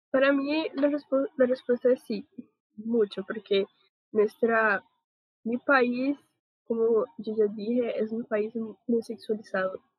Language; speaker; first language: Spanish; non-native, learner; Portuguese